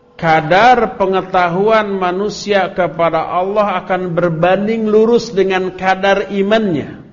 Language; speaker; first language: Indonesian; non-native, local second language; Sundanese